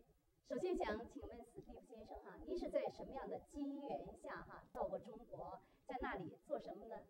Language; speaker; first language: Chinese; native; Chinese